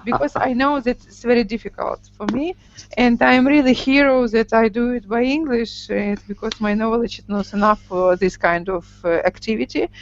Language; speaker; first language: English; non-native, learner; Russian